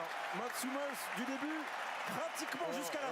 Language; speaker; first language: French; native; French